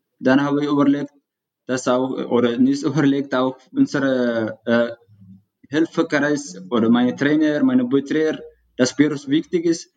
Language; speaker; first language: German; non-native, learner; Tigrinya